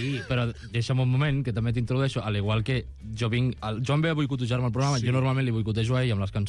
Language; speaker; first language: Catalan; native; Catalan